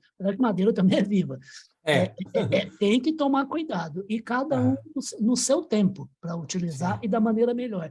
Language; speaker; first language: Portuguese; native; Portuguese